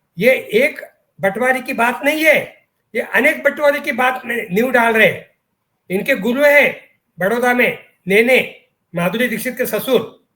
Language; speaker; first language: Hindi; non-native, local second language; Marathi